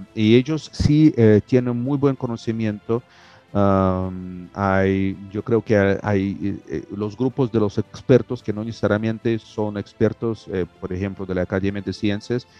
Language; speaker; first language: Spanish; non-native, fluent; Russian